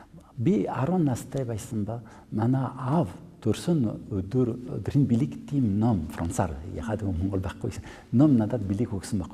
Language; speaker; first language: Mongolian; non-native, fluent; French